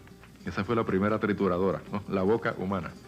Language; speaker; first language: Spanish; native; Spanish